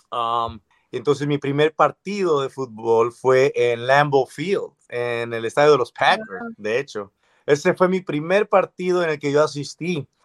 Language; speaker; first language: Spanish; early bilingual, other home language; English